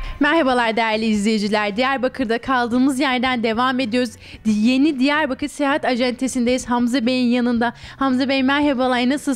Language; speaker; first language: Turkish; native; Turkish